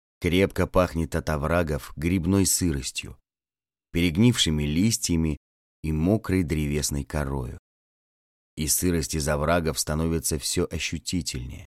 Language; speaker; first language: Russian; native; Russian